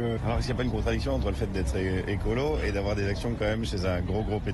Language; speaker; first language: French; native; French